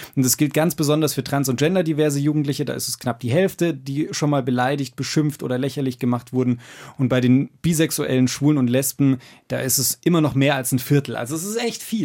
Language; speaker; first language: German; native; German